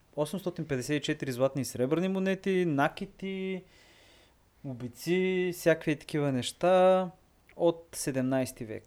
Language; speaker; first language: Bulgarian; native; Bulgarian